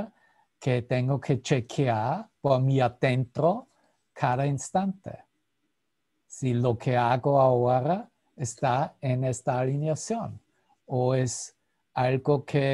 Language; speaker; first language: Spanish; non-native, fluent; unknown